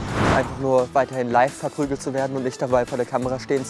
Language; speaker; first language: German; native; German